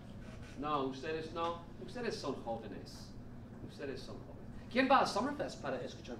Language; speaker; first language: Spanish; non-native, fluent; English